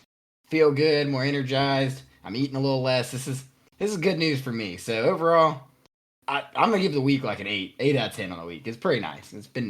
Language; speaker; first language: English; native; English